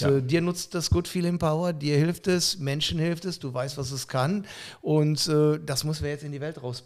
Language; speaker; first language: German; native; German